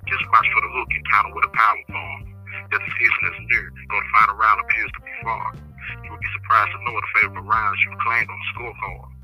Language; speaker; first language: English; native; English